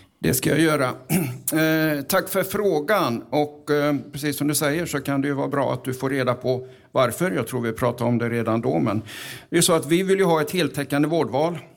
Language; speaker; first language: Swedish; native; Swedish